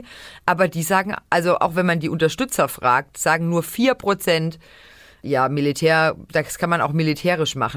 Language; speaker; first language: German; native; German